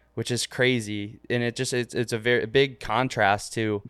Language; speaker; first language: English; native; English